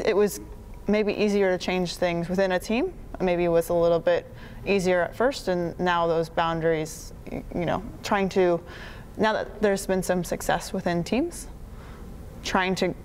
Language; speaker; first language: English; native; English